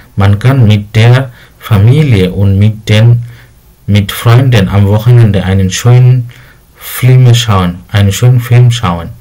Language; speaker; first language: German; non-native, learner; Bangla